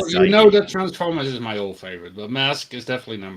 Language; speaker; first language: English; native; English